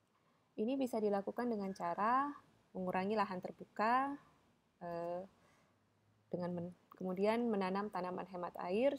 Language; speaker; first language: Indonesian; native; Indonesian